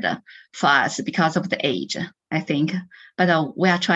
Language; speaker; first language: English; non-native, fluent; Chinese